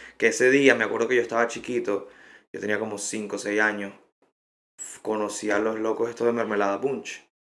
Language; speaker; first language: Spanish; native; Spanish